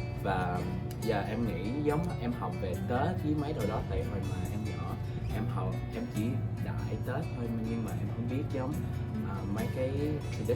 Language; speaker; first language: Vietnamese; early bilingual, heritage; English